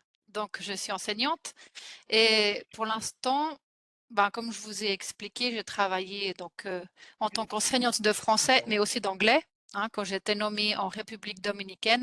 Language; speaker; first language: French; non-native, fluent; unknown